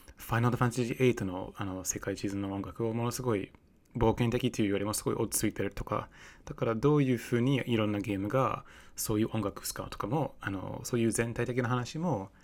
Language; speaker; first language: Japanese; non-native, fluent; English